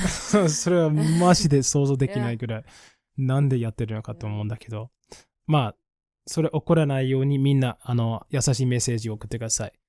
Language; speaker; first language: Japanese; non-native, fluent; English